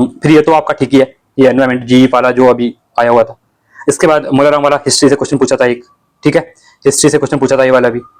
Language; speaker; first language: Hindi; native; Hindi